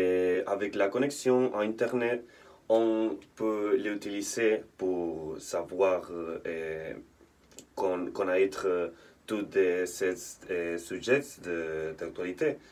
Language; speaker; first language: French; non-native, learner; Spanish